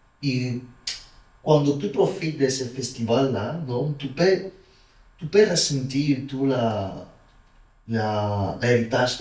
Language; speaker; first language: French; non-native, learner; Spanish